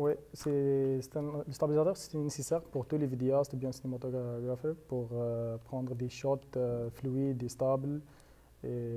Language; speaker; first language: French; non-native, fluent; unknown